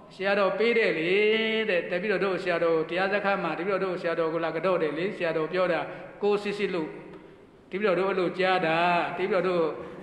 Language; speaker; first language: Burmese; non-native, local second language; Pa'o Karen